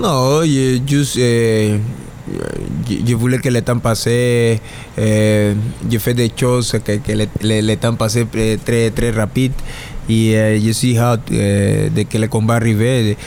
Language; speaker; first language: French; non-native, learner; Spanish